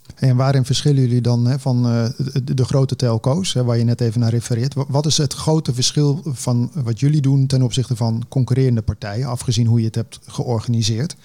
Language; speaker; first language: Dutch; native; Dutch